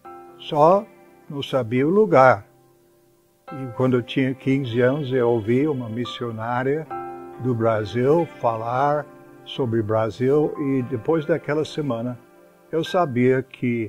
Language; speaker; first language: Portuguese; non-native, fluent; English